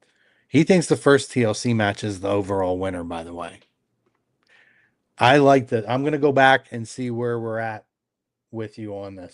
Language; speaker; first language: English; native; English